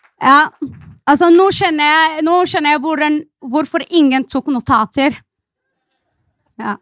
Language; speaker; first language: Norwegian; non-native, fluent; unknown